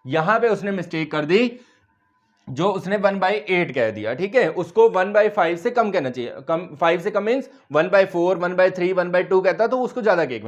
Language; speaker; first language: Hindi; native; Hindi